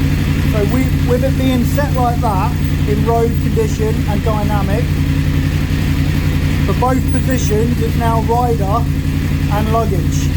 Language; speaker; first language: English; native; English